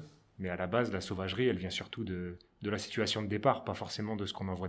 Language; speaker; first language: French; native; French